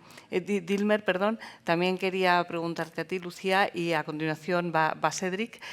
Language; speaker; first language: Spanish; native; Spanish